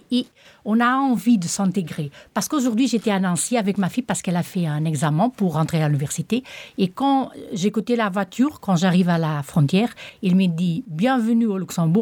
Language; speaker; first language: French; non-native, fluent; Portuguese